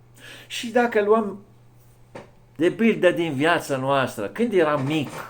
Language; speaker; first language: Romanian; non-native, fluent; Arabic